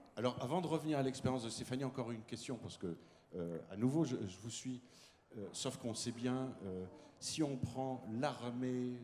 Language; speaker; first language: French; native; French